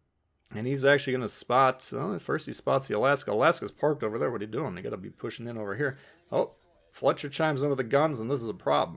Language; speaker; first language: English; native; English